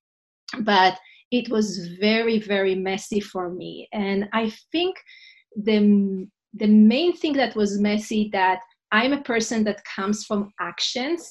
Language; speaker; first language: English; non-native, fluent; Hebrew